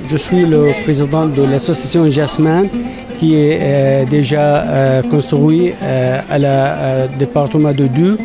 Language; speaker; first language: French; non-native, learner; Arabic